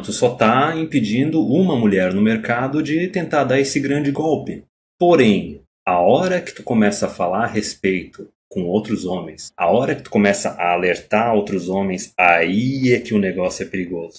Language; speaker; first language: Portuguese; native; Portuguese